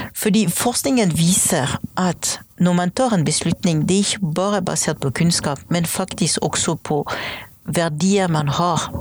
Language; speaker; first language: Norwegian; non-native, fluent; French